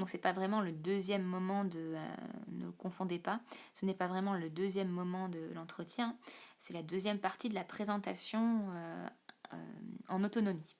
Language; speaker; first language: French; native; French